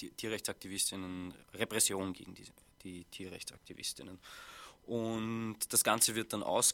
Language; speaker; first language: German; native; German